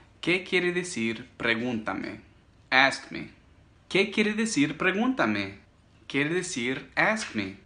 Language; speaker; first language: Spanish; non-native, fluent; English